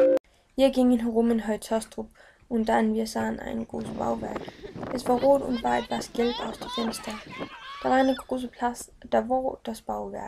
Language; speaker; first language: German; non-native, learner; Danish